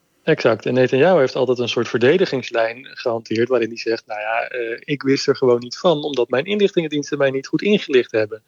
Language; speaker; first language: Dutch; native; Dutch